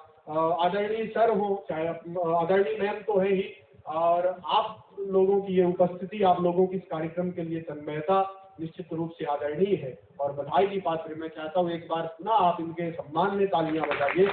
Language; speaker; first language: Hindi; native; Hindi